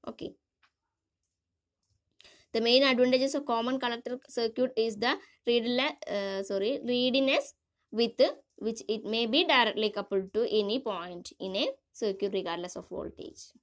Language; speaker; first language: English; non-native, local second language; Malayalam